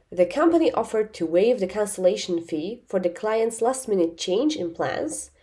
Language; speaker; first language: English; non-native, fluent; Polish